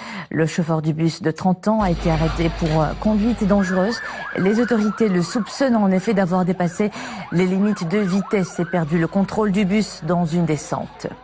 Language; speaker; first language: French; non-native, local second language; Arabic